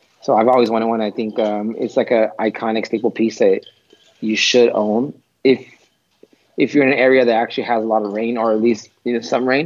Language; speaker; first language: English; native; English